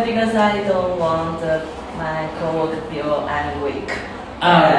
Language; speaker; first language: English; non-native, learner; Chinese